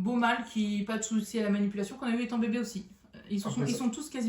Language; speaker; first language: French; native; French